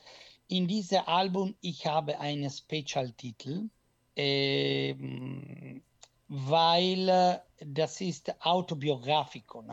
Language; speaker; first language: German; non-native, learner; Italian